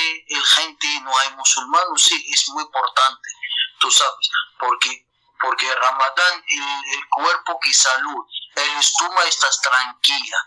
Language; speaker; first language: Spanish; non-native, learner; Arabic